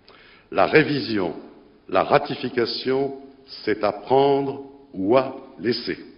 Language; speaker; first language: French; native; French